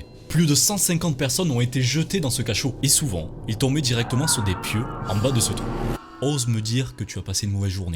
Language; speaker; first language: French; native; French